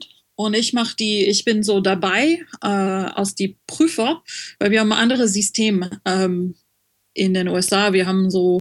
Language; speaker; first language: German; non-native, learner; French